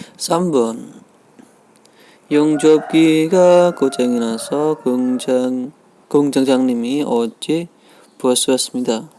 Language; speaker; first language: Korean; non-native, fluent; Indonesian